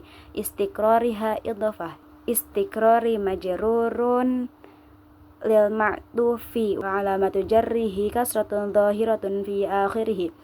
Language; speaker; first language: Arabic; non-native, learner; Indonesian